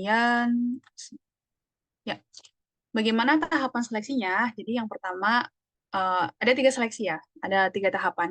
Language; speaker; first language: Indonesian; native; Indonesian